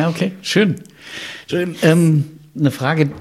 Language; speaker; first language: German; native; German